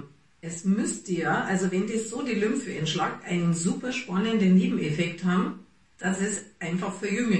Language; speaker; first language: German; native; German